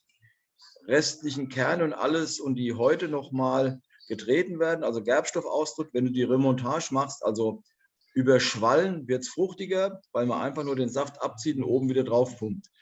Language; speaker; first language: German; native; German